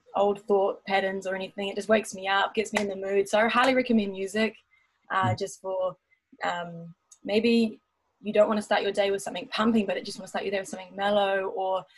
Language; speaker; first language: English; native; English